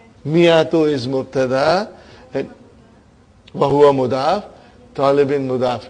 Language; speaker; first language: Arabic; non-native, fluent; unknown